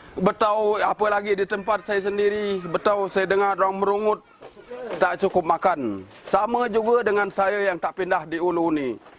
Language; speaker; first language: Malay; non-native, local second language; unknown